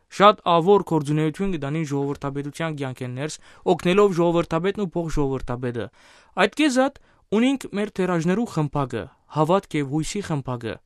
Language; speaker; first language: Armenian; native; Armenian